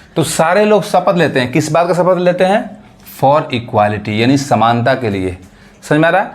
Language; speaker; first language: Hindi; native; Hindi